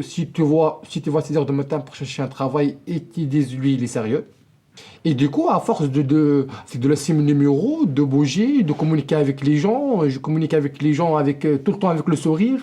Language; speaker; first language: French; non-native, local second language; Arabic